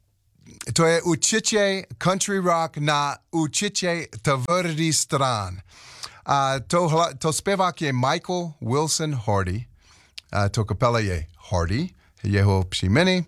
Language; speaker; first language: Czech; non-native, learner; English